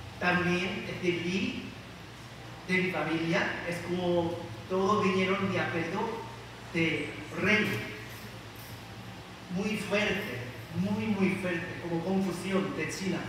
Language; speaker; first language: Spanish; non-native, learner; Korean